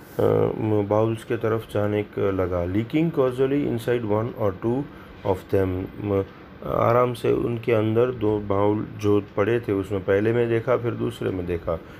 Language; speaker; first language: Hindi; non-native, local second language; Gujarati